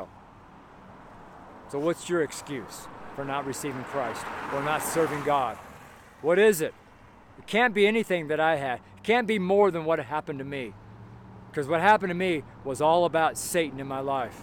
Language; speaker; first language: English; native; English